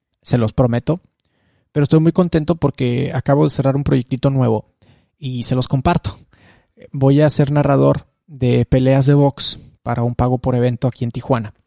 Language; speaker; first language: Spanish; native; Spanish